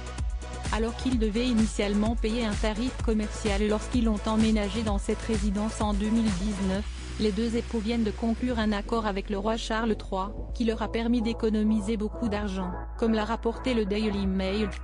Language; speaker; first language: French; native; French